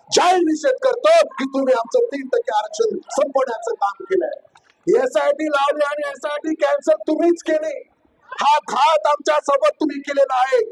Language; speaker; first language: Marathi; non-native, local second language; Lambadi